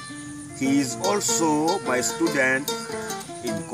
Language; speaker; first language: English; non-native, learner; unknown